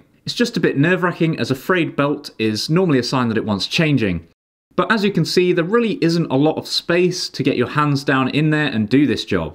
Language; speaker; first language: English; native; English